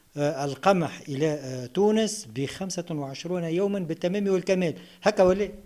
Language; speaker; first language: Arabic; native; Arabic